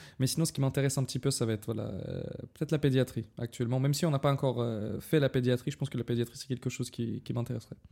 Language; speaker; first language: French; non-native, fluent; Russian